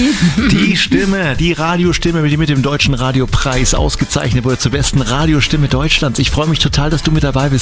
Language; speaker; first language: German; native; German